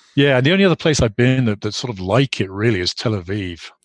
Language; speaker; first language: English; native; English